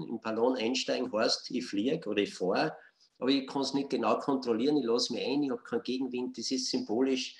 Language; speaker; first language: German; native; German